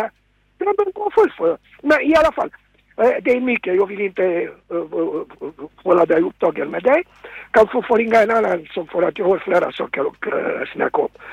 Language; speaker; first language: Swedish; non-native, fluent; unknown